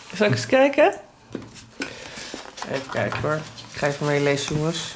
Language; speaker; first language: Dutch; native; Dutch